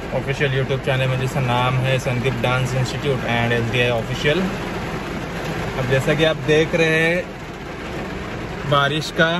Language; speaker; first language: Hindi; non-native, local second language; Marathi